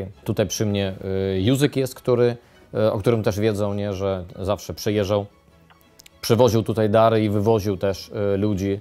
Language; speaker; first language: Polish; non-native, fluent; Ukrainian